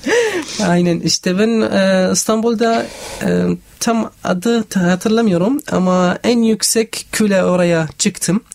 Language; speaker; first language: Turkish; non-native, fluent; Arabic